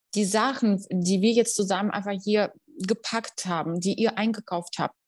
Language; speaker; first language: German; non-native, fluent; Russian